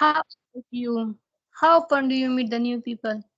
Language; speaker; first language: English; non-native, learner; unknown